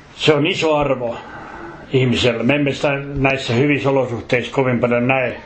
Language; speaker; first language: Finnish; native; Finnish